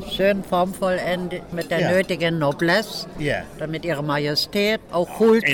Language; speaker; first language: German; native; German